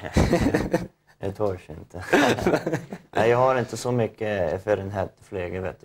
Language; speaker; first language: Swedish; non-native, fluent; English